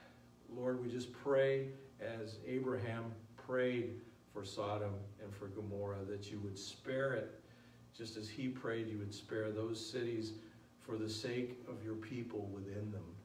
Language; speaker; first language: English; native; English